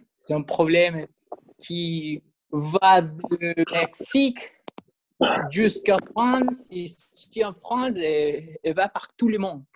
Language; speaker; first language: French; non-native, learner; Spanish